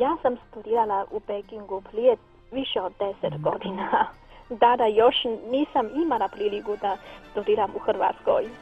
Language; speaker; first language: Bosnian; non-native, learner; Chinese